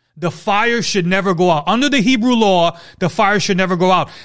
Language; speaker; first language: English; native; English